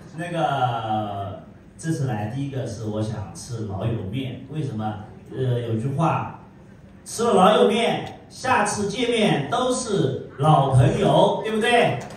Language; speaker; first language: Chinese; native; Chinese